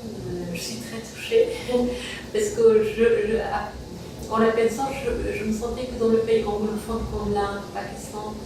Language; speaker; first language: French; non-native, fluent; Persian